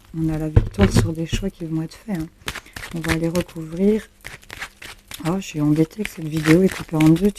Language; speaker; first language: French; native; French